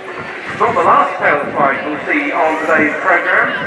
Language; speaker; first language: English; native; English